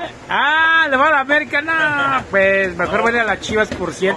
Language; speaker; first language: Spanish; native; Spanish